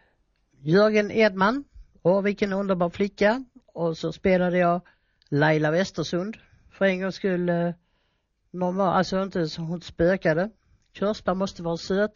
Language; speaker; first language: Swedish; native; Swedish